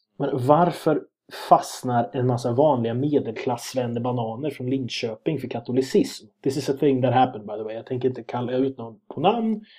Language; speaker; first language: Swedish; native; Swedish